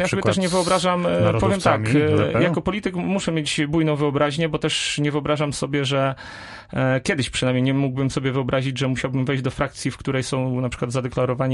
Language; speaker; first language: Polish; native; Polish